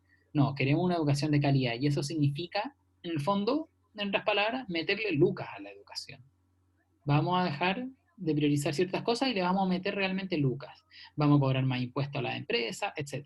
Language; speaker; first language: Spanish; native; Spanish